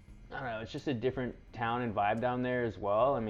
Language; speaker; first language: English; native; English